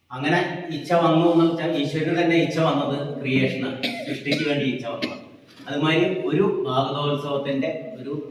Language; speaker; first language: Malayalam; native; Malayalam